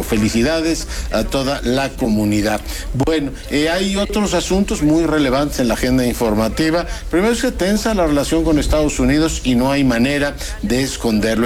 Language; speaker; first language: Spanish; native; Spanish